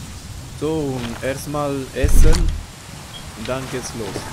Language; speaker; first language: German; non-native, fluent; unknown